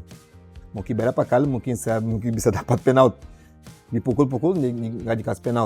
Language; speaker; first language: Indonesian; non-native, fluent; Portuguese